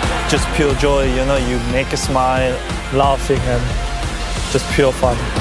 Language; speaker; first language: English; non-native, fluent; Korean